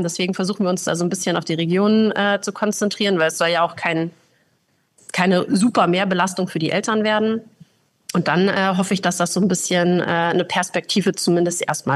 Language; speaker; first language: German; native; German